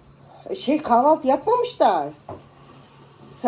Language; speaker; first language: Turkish; native; Turkish